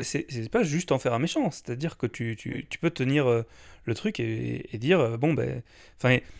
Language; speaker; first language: French; native; French